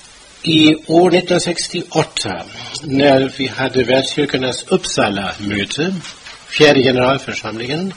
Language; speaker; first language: Swedish; non-native, fluent; German